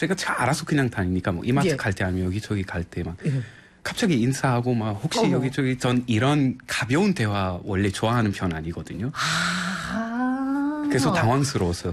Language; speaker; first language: Korean; non-native, fluent; Arabic